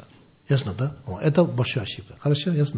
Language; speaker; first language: Russian; non-native, learner; Tibetan